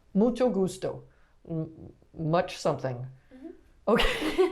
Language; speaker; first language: Spanish; non-native, learner; English